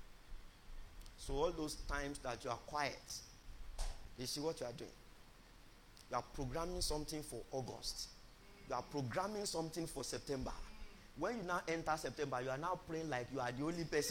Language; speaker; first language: English; non-native, local second language; Yoruba